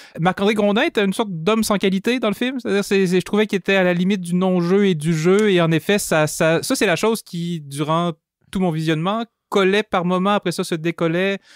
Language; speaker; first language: French; native; French